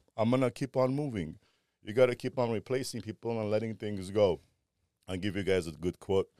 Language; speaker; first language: English; early bilingual, other home language; Armenian